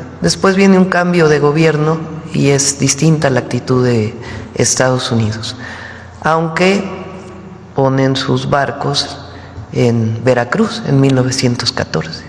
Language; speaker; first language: Spanish; native; Spanish